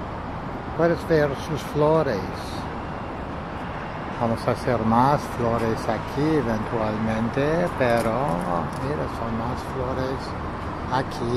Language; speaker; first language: Spanish; non-native, learner; English